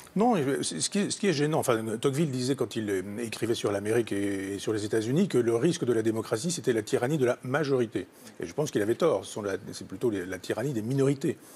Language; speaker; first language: French; native; French